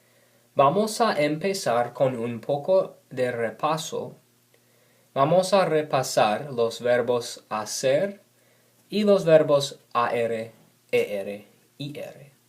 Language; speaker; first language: Spanish; non-native, fluent; English